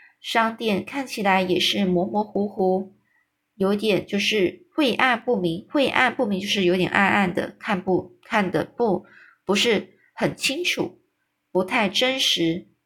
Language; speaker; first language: Chinese; native; Chinese